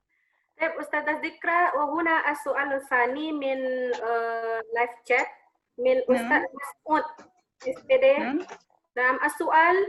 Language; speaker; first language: Arabic; non-native, fluent; Indonesian